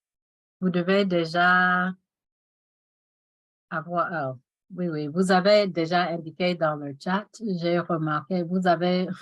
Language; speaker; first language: French; non-native, fluent; English